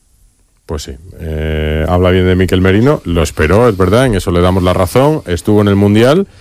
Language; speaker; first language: Spanish; native; Spanish